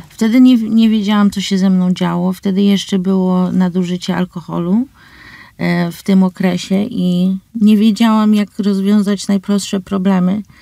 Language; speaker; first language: Polish; early bilingual, heritage; English